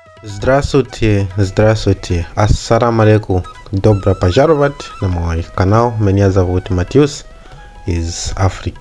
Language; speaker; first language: Russian; non-native, learner; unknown